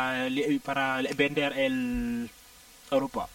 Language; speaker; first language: Spanish; non-native, learner; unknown